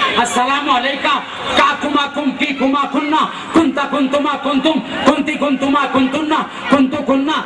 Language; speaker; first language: Urdu; native; Urdu